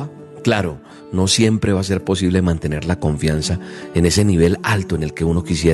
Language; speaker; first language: Spanish; native; Spanish